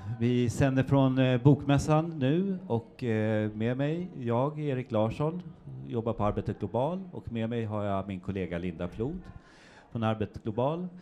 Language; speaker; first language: Swedish; native; Swedish